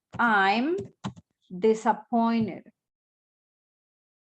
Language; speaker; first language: English; non-native, fluent; Spanish